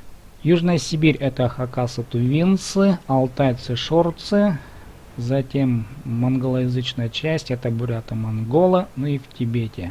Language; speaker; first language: Russian; native; Russian